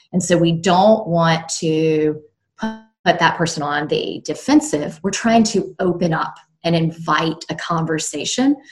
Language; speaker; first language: English; native; English